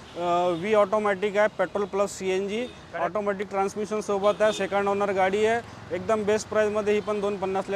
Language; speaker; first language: Marathi; non-native, local second language; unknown